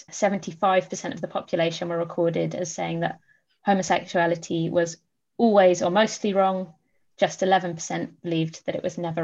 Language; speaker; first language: English; native; English